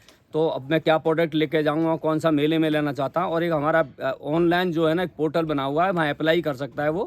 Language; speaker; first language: Hindi; native; Hindi